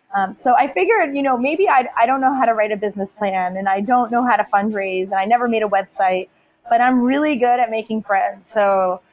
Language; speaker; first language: English; native; English